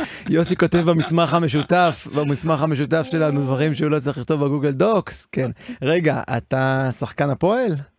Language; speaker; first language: Hebrew; native; Hebrew